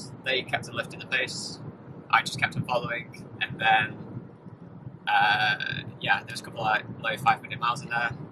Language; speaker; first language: English; native; English